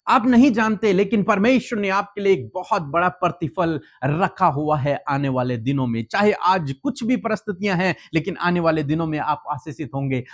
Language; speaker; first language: Hindi; native; Hindi